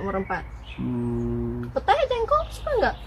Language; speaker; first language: Indonesian; non-native, local second language; Minangkabau